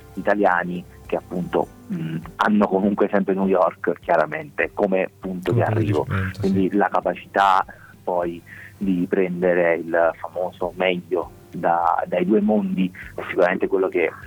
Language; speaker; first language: Italian; native; Italian